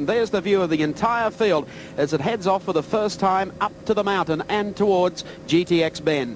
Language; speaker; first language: English; native; English